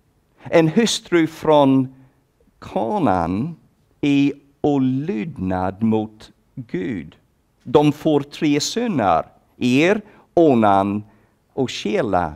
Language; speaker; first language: Swedish; non-native, fluent; English